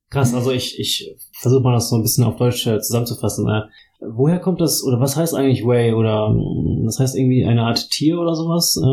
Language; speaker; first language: German; native; German